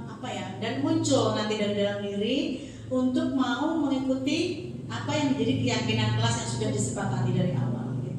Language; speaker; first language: Indonesian; native; Indonesian